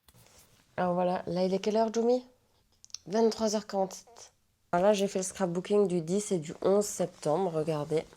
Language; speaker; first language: French; native; French